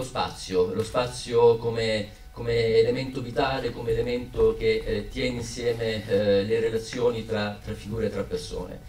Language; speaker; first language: Italian; native; Italian